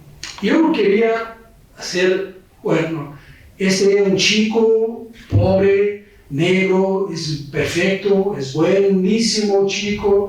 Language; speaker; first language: Spanish; non-native, fluent; Portuguese